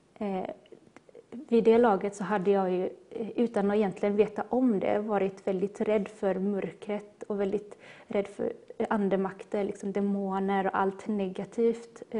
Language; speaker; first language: Swedish; native; Swedish